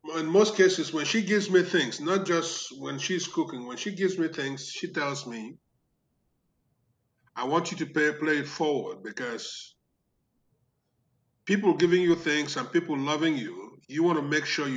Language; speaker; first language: English; non-native, local second language; Igbo